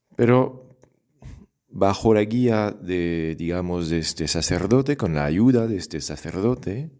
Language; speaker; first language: Spanish; non-native, fluent; French